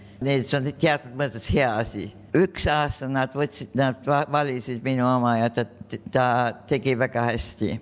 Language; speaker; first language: Estonian; early bilingual, heritage; Estonian